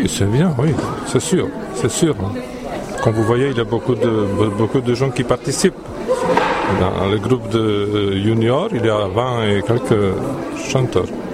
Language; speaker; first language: French; non-native, fluent; Serbian